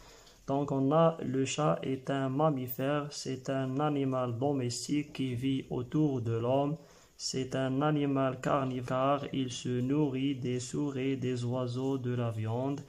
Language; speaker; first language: French; non-native, local second language; Arabic